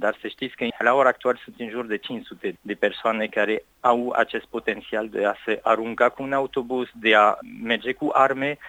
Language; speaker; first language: Romanian; non-native, fluent; French